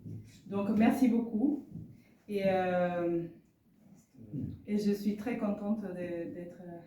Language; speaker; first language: French; non-native, fluent; Spanish